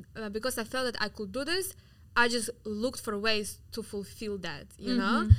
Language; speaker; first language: English; non-native, fluent; Russian